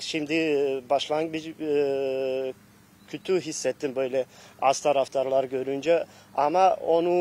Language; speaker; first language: Turkish; non-native, fluent; Bosnian